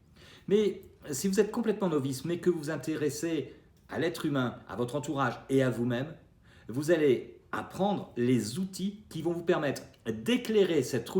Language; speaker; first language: French; native; French